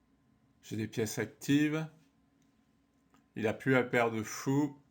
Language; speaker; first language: French; native; French